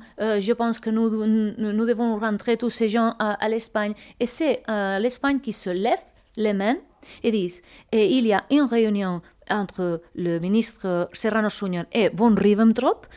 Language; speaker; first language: French; non-native, fluent; Spanish